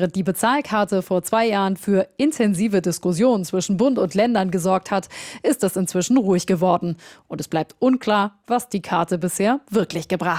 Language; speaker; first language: German; native; German